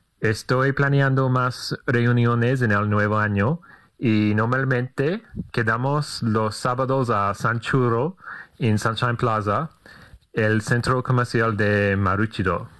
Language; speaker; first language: Spanish; non-native, fluent; English